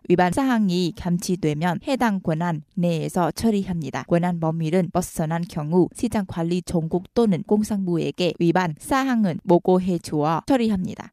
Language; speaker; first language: Korean; non-native, fluent; Vietnamese